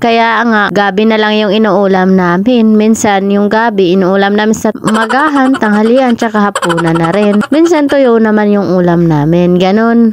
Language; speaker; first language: Filipino; non-native, local second language; Cebuano